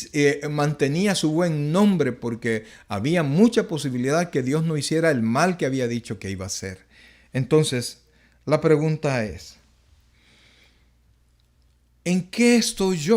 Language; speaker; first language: Spanish; native; Spanish